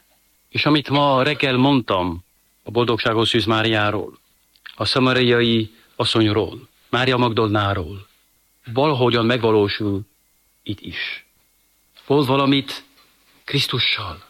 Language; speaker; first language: Hungarian; non-native, fluent; French